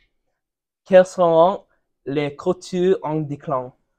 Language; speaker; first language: French; non-native, learner; English